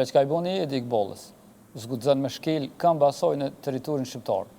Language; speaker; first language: Albanian; native; Albanian